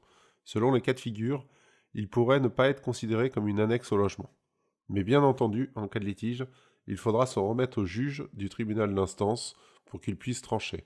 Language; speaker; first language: French; native; French